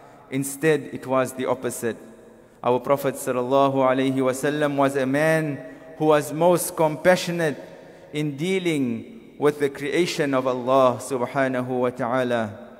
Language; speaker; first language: English; non-native, local second language; Malay